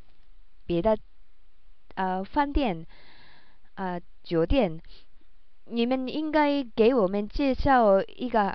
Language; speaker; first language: Chinese; non-native, learner; Japanese